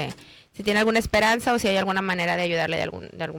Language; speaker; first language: Spanish; native; Spanish